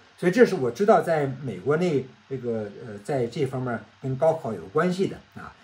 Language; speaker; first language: Chinese; native; Chinese